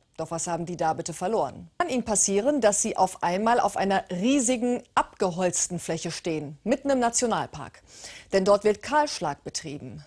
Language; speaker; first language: German; early bilingual, other home language; Turkish